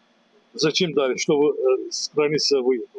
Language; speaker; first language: Russian; non-native, learner; Azerbaijani